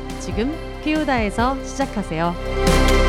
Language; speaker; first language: Korean; native; Korean